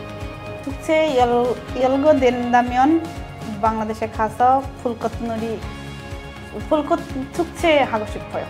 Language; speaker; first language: Korean; non-native, learner; Bangla